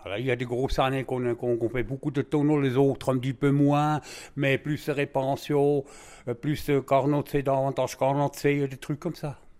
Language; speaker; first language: French; non-native, local second language; Swiss German